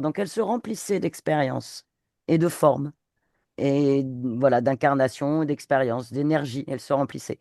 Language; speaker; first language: French; native; French